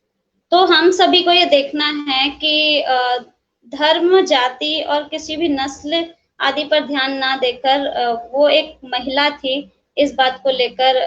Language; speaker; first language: Hindi; native; Hindi